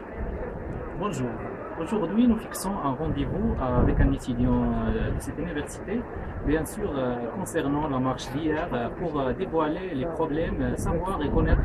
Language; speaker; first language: French; non-native, local second language; Arabic